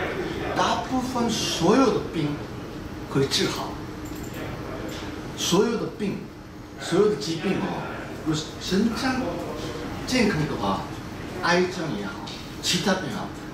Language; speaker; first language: Chinese; non-native, fluent; Korean